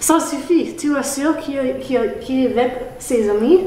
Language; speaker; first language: French; non-native, learner; English